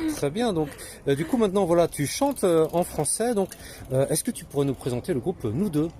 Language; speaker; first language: French; native; French